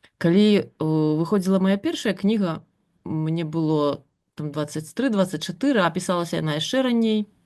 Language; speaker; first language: Belarusian; non-native, local second language; Russian